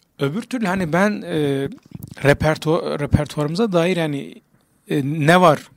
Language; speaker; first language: Turkish; non-native, local second language; Kurdish